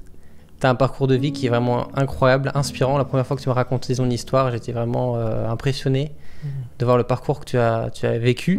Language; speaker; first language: French; native; French